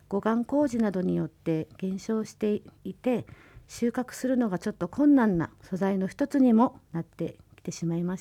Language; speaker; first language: Japanese; native; Japanese